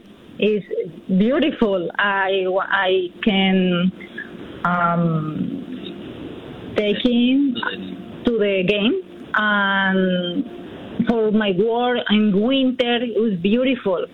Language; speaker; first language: English; non-native, learner; Spanish